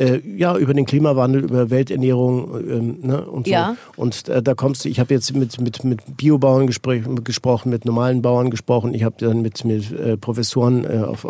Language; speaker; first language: German; native; German